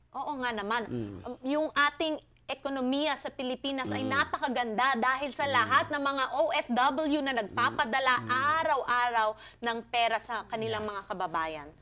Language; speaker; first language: English; non-native, local second language; Filipino